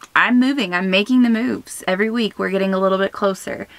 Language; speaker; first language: English; native; English